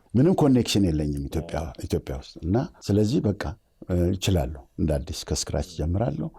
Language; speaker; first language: Amharic; native; Amharic